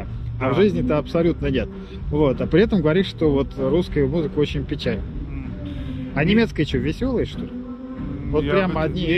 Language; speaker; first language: Russian; native; Russian